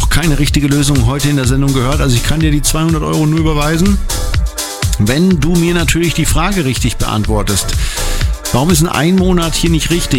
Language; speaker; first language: German; native; German